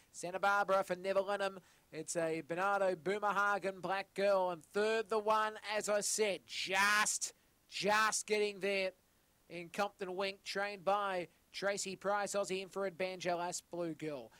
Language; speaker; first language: English; native; English